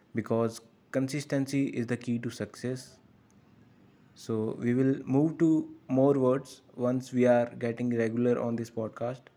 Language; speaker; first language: English; non-native, local second language; Hindi